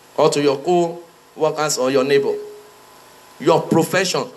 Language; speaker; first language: English; non-native, local second language; Yoruba